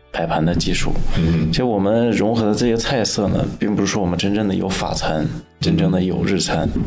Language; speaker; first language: Chinese; native; Chinese